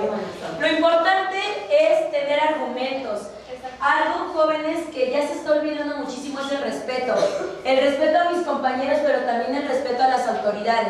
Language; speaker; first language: Spanish; native; Spanish